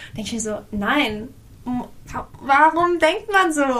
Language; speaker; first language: German; native; German